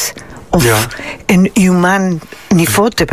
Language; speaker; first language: Dutch; non-native, fluent; Spanish